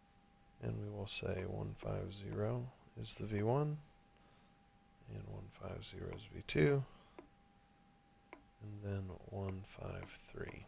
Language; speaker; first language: English; native; English